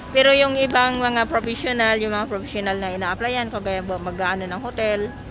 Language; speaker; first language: Filipino; non-native, local second language; Cebuano